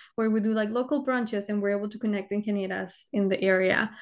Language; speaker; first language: English; early bilingual, other home language; Spanish